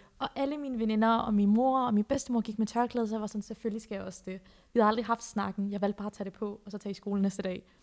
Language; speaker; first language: Danish; early bilingual, other home language; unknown